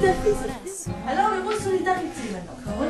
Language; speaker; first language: French; native; French